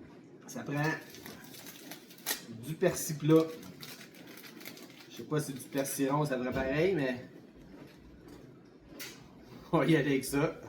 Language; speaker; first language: French; native; French